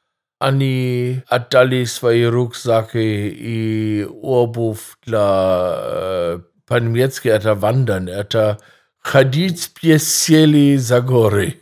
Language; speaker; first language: Russian; non-native, fluent; German